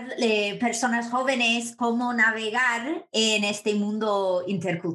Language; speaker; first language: Spanish; non-native, fluent; English